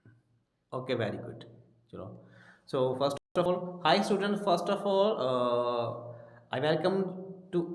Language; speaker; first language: English; non-native, local second language; Punjabi